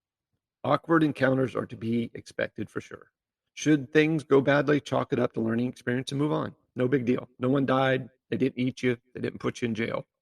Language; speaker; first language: English; native; English